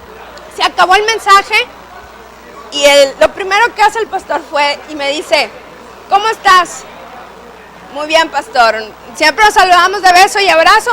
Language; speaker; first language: Spanish; native; Spanish